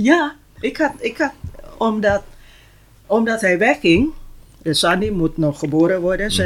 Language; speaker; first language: Dutch; non-native, local second language; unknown